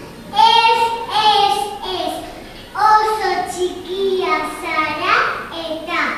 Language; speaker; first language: Basque; non-native, local second language; Spanish